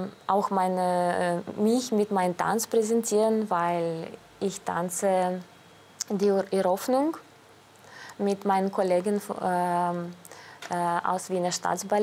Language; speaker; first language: German; non-native, fluent; Russian